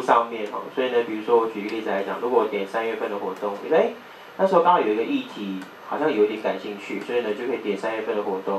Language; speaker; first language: Chinese; native; Chinese